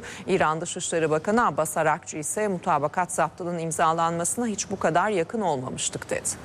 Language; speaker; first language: Turkish; native; Turkish